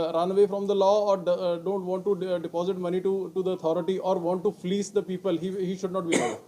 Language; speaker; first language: English; non-native, local second language; Punjabi